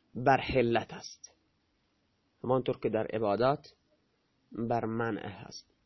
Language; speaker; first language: Persian; non-native, local second language; Baluchi